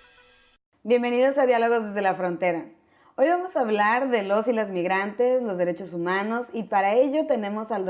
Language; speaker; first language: Spanish; native; Spanish